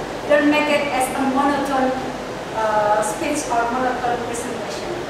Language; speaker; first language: English; non-native, fluent; Indonesian